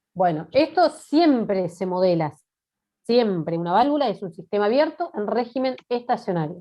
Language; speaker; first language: Spanish; native; Spanish